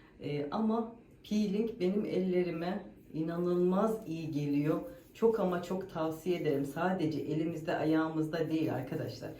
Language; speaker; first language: Turkish; native; Turkish